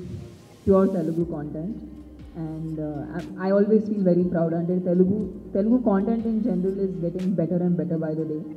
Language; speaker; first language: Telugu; non-native, fluent; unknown